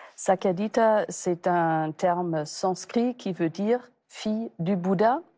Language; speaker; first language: French; non-native, fluent; German